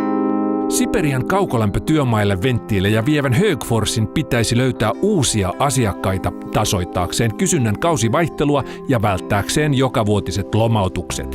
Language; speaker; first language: Finnish; native; Finnish